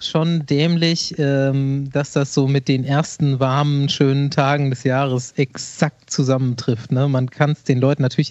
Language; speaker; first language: German; native; German